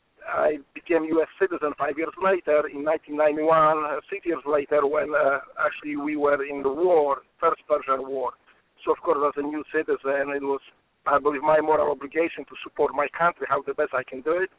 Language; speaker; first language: English; non-native, fluent; Polish